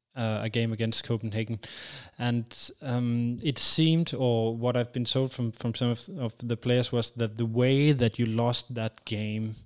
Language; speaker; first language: English; non-native, fluent; Danish